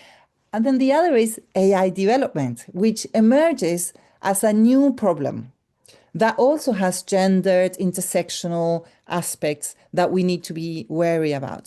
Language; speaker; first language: English; non-native, fluent; Spanish